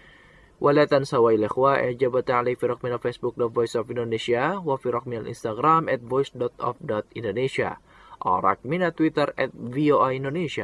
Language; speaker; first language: Arabic; non-native, fluent; Indonesian